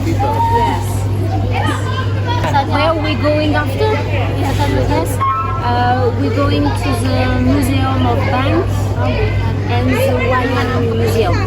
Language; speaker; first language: English; non-native, learner; French